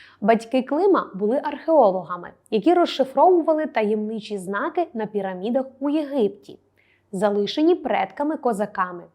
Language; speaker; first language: Ukrainian; native; Ukrainian